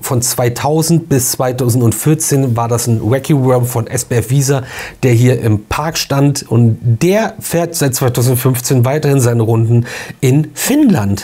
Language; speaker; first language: German; native; German